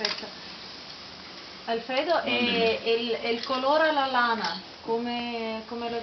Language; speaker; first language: Spanish; non-native, learner; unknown